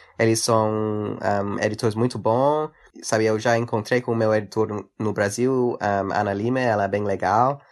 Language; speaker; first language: Portuguese; early bilingual, heritage; English